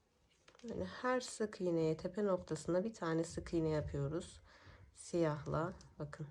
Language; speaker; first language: Turkish; native; Turkish